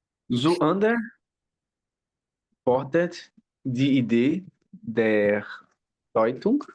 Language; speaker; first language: German; non-native, learner; Portuguese